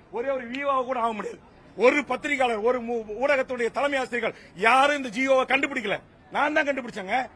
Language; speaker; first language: Tamil; native; Tamil